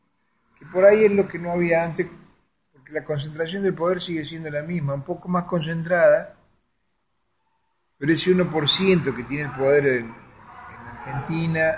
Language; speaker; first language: Spanish; native; Spanish